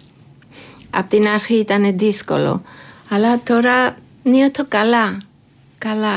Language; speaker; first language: Greek; non-native, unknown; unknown